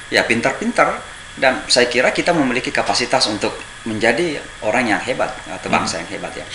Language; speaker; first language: Indonesian; native; Indonesian